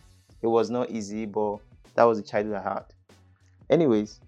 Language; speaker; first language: English; native; English